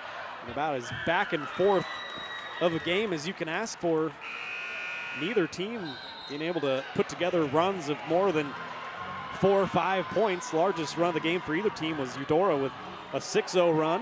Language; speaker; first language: English; native; English